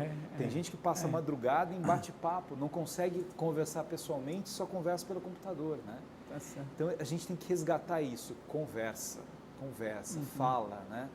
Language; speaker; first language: Portuguese; native; Portuguese